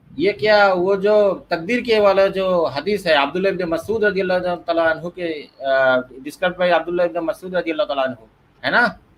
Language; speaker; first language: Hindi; non-native, learner; Bangla